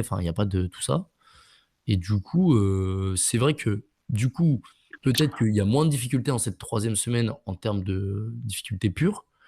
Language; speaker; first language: French; native; French